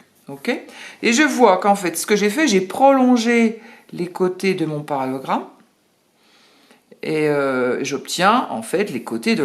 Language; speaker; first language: French; native; French